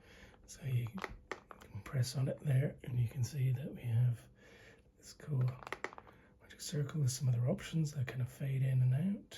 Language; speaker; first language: English; native; English